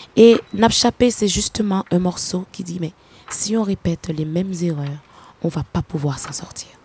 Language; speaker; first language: French; non-native, local second language; Haitian Creole